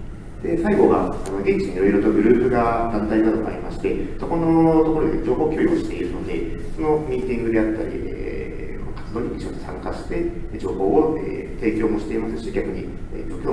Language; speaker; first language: Japanese; native; Japanese